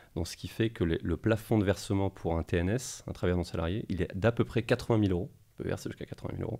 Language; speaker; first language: French; native; French